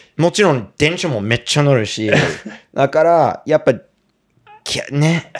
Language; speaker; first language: Japanese; non-native, fluent; English